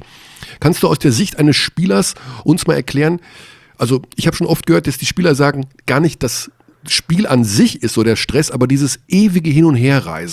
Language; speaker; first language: German; native; German